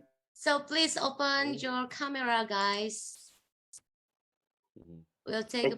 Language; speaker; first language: English; non-native, fluent; Indonesian